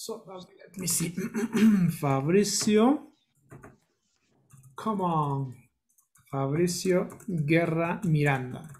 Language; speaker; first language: English; non-native, learner; Spanish